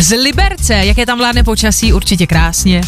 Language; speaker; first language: Czech; native; Czech